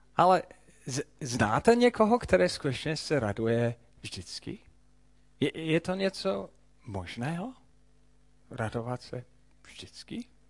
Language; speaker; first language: Czech; non-native, fluent; English